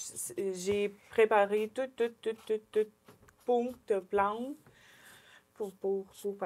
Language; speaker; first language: French; non-native, learner; Ukrainian